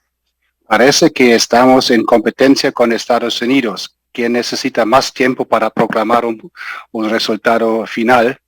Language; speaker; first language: Spanish; non-native, fluent; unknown